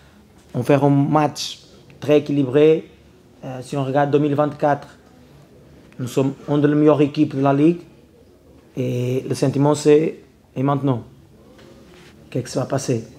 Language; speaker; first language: French; non-native, learner; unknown